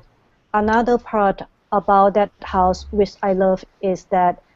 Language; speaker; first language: English; non-native, learner; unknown